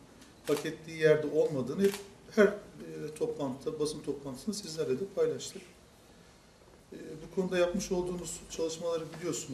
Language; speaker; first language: Turkish; native; Turkish